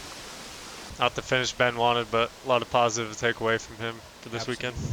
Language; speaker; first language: English; native; English